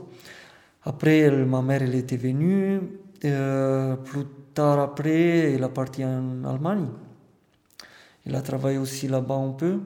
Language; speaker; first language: French; non-native, fluent; Romanian